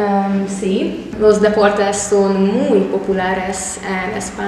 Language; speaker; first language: Spanish; non-native, learner; Hungarian